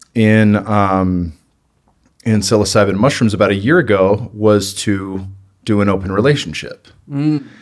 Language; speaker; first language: English; native; English